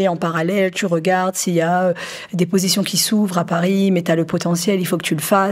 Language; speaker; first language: French; early bilingual, other home language; Arabic